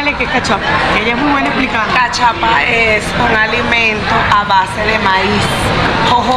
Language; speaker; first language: Spanish; native; Spanish